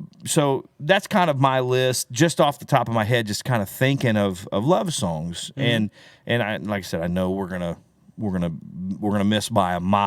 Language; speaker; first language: English; native; English